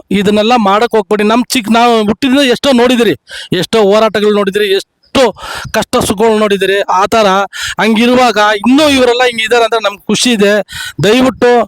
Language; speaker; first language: Kannada; native; Kannada